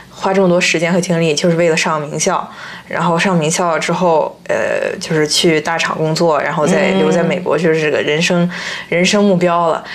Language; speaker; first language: Chinese; native; Chinese